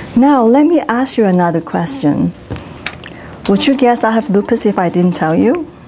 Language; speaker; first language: English; non-native, local second language; Cantonese